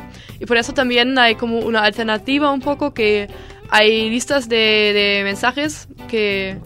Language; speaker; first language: Spanish; non-native, learner; German